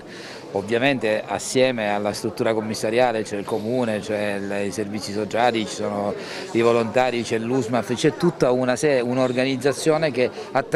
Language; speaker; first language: Italian; native; Italian